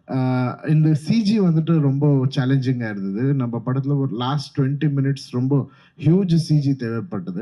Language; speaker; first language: Tamil; non-native, fluent; Kannada